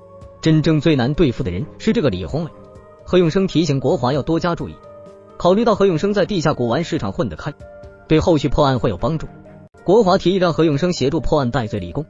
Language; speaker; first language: Chinese; native; Chinese